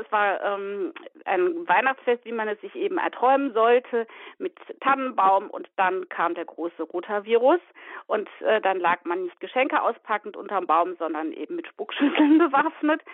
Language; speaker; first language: German; native; German